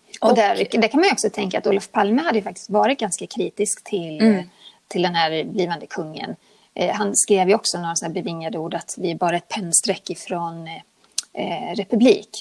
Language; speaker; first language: Swedish; native; Swedish